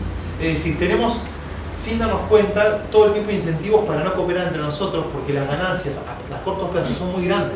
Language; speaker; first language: Spanish; native; Spanish